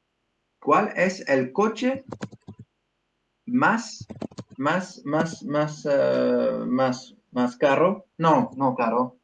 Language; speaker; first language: Spanish; non-native, learner; English